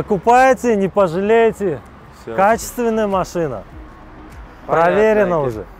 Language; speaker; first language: Russian; non-native, local second language; Uzbek